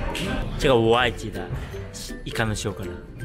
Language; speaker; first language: Chinese; non-native, fluent; Japanese